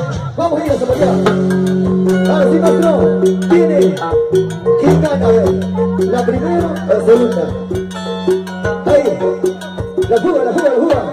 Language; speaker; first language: Spanish; native; Spanish